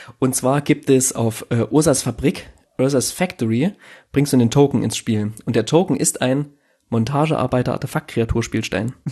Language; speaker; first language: German; native; German